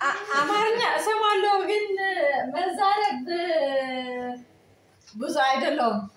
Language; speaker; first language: Amharic; non-native, learner; Tigrinya